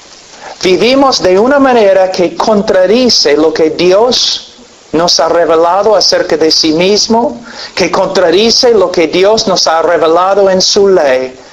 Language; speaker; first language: Spanish; non-native, fluent; English